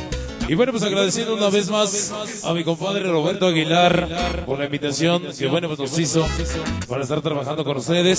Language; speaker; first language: Spanish; native; Spanish